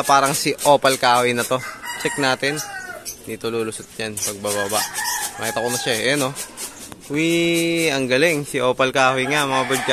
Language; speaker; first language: Filipino; native; Filipino